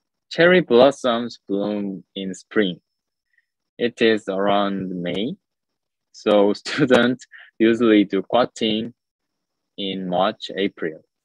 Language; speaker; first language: English; non-native, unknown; Korean